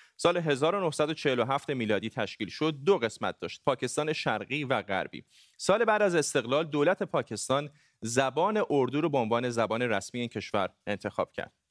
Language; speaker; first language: Persian; non-native, local second language; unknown